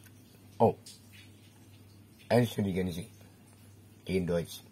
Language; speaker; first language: German; non-native, learner; Indonesian